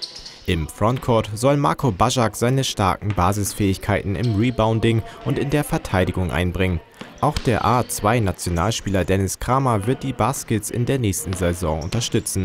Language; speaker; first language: German; native; German